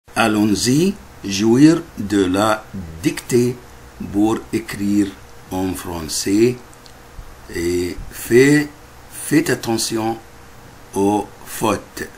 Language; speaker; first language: French; non-native, fluent; Arabic